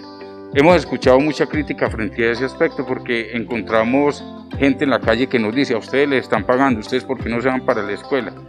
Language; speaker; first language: Spanish; native; Spanish